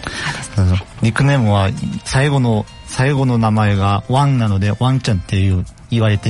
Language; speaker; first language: Japanese; non-native, learner; Korean